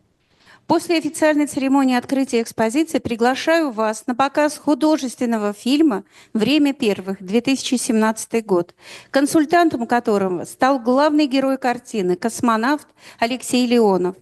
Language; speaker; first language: Russian; native; Russian